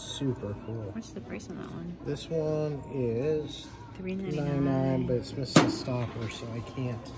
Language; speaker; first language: English; native; English